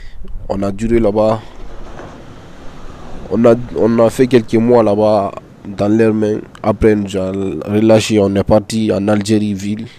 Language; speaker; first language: French; non-native, learner; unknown